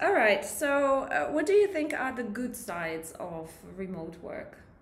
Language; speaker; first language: English; non-native, fluent; Polish